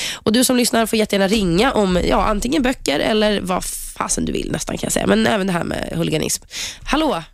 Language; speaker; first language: Swedish; native; Swedish